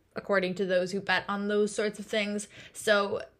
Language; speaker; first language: English; native; English